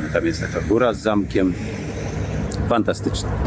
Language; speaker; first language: Polish; native; Polish